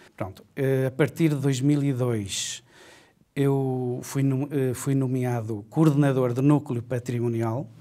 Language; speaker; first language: Portuguese; native; Portuguese